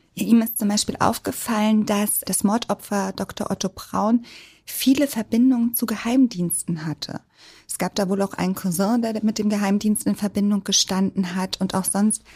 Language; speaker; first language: German; native; German